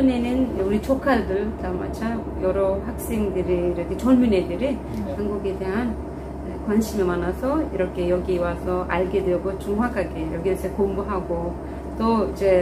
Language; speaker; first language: Korean; non-native, fluent; Turkish